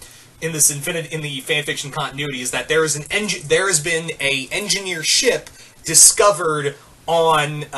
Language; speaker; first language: English; native; English